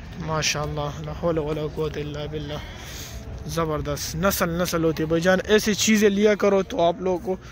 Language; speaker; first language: Urdu; non-native, local second language; Pashto